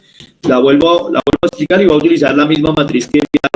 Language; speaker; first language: Spanish; native; Spanish